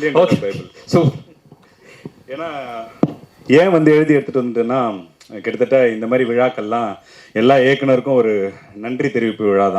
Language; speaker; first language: Tamil; native; Tamil